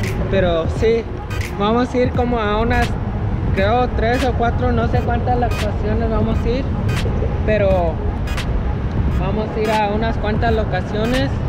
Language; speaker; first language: Spanish; early bilingual, heritage; Spanish